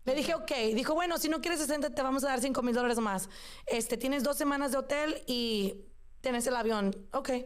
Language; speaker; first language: Spanish; early bilingual, other home language; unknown